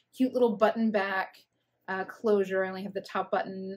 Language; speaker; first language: English; native; English